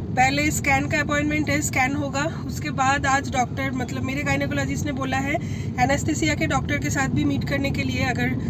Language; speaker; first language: Hindi; non-native, local second language; Bangla